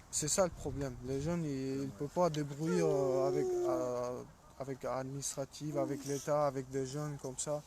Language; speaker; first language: French; non-native, learner; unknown